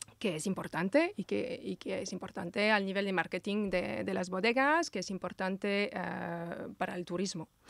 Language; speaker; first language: Spanish; non-native, fluent; French